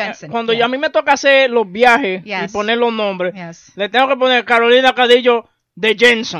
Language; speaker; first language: Spanish; early bilingual, heritage; Spanish